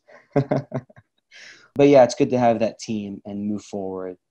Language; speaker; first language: English; early bilingual, other home language; Arabic